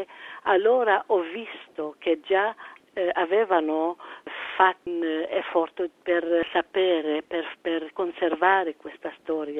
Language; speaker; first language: Italian; early bilingual, heritage; French